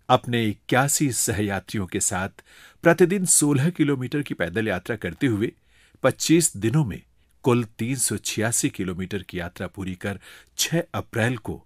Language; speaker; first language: Hindi; native; Hindi